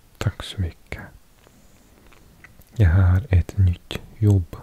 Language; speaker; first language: Swedish; non-native, learner; English